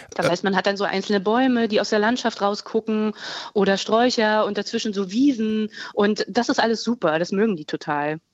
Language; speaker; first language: German; native; German